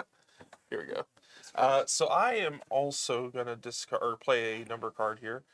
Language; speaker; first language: English; native; English